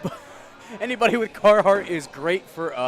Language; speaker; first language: English; native; English